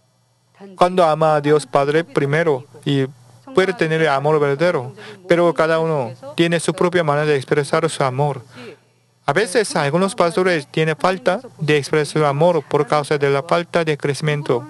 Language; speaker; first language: Spanish; non-native, learner; Korean